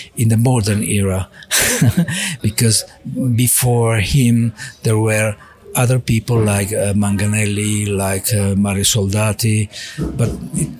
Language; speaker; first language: English; non-native, learner; Italian